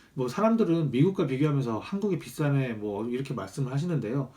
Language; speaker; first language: Korean; native; Korean